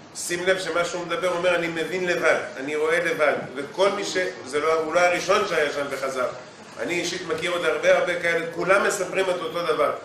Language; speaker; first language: Hebrew; native; Hebrew